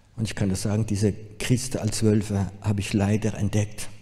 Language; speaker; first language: German; non-native, fluent; French